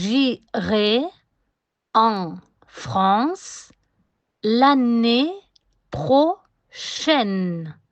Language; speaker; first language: French; non-native, fluent; Spanish